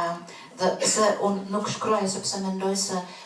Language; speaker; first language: Albanian; non-native, fluent; German